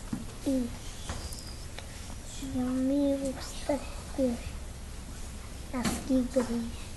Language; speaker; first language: Spanish; early bilingual, other home language; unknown